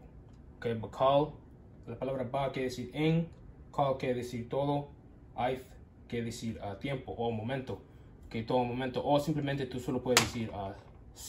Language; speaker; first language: Spanish; non-native, learner; English